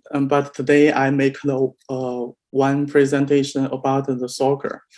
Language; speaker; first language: English; non-native, learner; Chinese